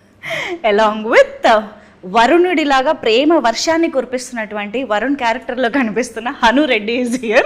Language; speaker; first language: Telugu; native; Telugu